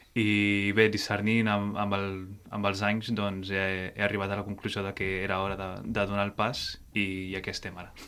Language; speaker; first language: Catalan; early bilingual, other home language; Portuguese